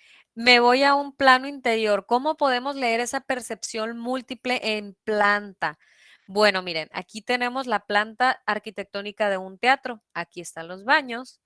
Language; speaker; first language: Spanish; native; Spanish